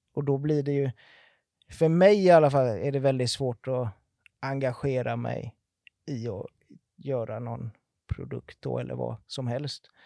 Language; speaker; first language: Swedish; native; Swedish